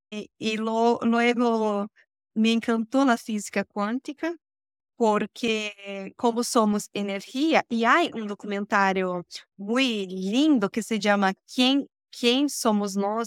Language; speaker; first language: Spanish; non-native, learner; Portuguese